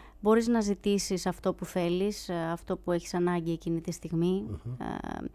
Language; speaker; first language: Greek; native; Greek